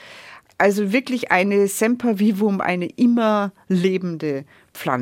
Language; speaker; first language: German; native; German